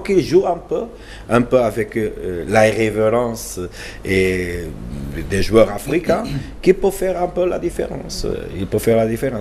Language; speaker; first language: French; non-native, learner; Portuguese